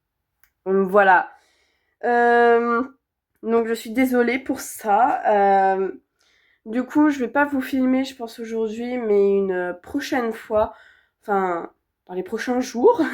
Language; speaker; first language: French; native; French